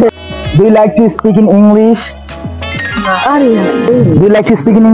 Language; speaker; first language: English; non-native, learner; Bangla